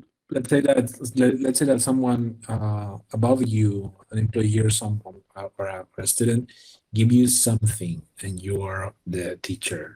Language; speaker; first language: English; non-native, fluent; Spanish